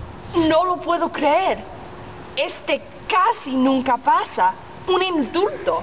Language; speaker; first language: Spanish; non-native, learner; English